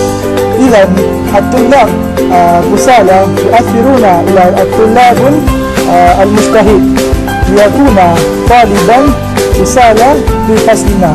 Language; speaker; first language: Arabic; non-native, learner; Malay